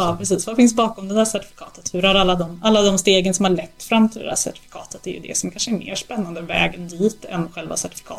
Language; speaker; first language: Swedish; native; Swedish